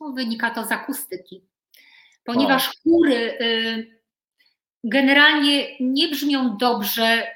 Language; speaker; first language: Polish; native; Polish